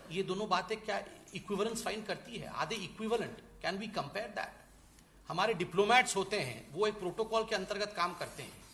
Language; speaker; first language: Hindi; non-native, local second language; Odia